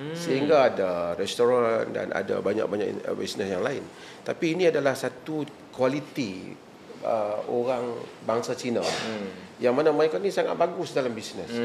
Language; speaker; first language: Malay; native; Malay